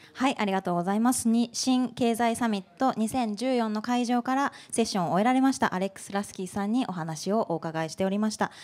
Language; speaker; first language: Japanese; native; Japanese